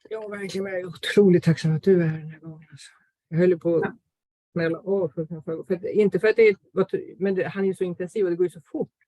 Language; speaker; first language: Swedish; native; Swedish